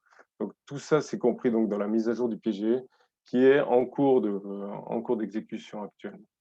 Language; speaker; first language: French; native; French